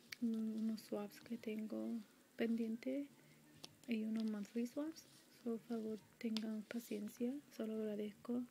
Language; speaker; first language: Spanish; early bilingual, heritage; Spanish